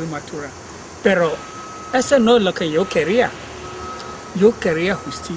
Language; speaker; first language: Spanish; non-native, learner; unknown